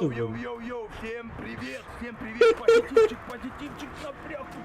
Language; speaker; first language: Russian; native; Russian